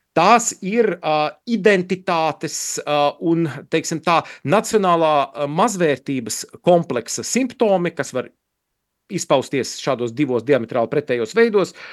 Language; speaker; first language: Latvian; native; Latvian